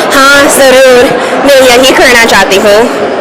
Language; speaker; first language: Hindi; non-native, local second language; Punjabi